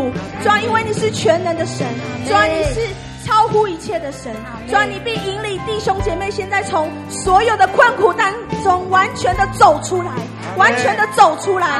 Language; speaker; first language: Chinese; native; Chinese